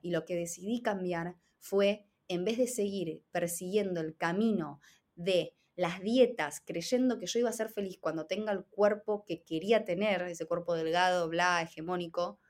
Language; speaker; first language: Spanish; native; Spanish